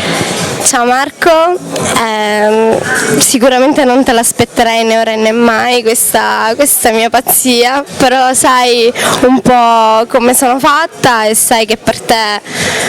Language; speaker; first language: Italian; native; Italian